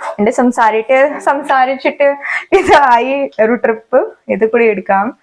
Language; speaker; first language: Malayalam; non-native, local second language; Hindi